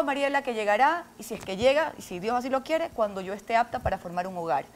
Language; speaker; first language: Spanish; native; Spanish